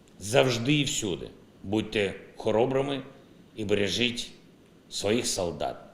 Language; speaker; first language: Ukrainian; non-native, local second language; Russian